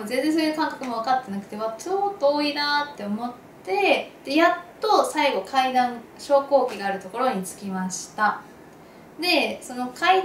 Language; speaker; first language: Japanese; native; Japanese